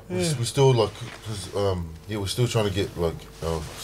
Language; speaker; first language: English; native; English